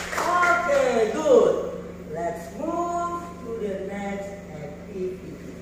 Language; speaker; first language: English; non-native, fluent; Indonesian